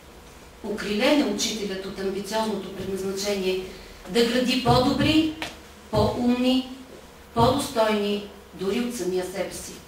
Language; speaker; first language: Bulgarian; native; Bulgarian